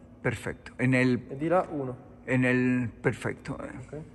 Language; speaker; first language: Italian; non-native, learner; Spanish